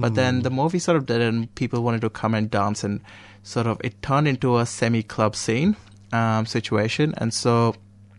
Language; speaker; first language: English; non-native, local second language; Konkani